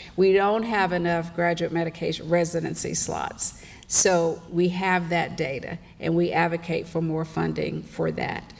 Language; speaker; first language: English; native; English